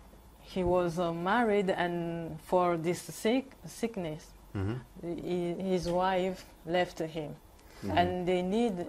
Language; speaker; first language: English; non-native, learner; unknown